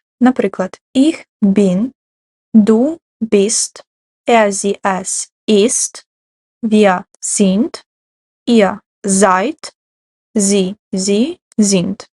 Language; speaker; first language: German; non-native, fluent; Ukrainian